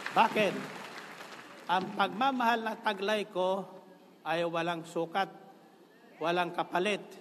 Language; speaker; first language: Filipino; non-native, local second language; Bikol